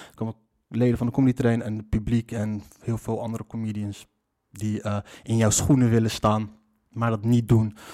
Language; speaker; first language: Dutch; early bilingual, other home language; Riffian